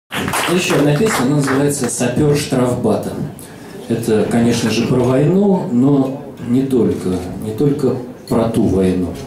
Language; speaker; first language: Russian; native; Russian